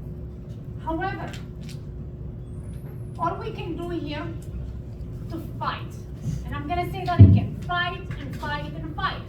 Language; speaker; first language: English; non-native, local second language; Hebrew